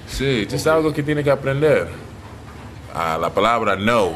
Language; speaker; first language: Spanish; non-native, learner; English